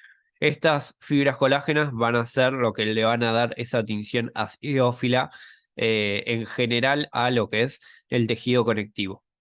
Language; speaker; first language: Spanish; native; Spanish